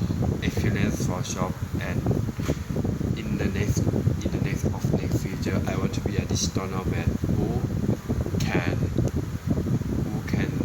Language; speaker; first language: English; non-native, learner; Thai